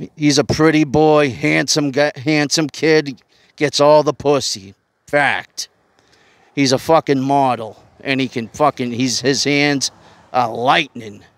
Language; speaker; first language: English; native; English